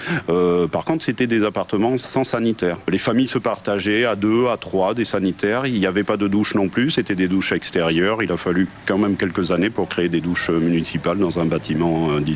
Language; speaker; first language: French; native; French